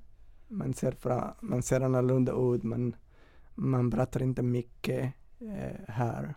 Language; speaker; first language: Swedish; non-native, fluent; Somali